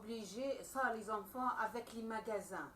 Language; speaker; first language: French; non-native, learner; Arabic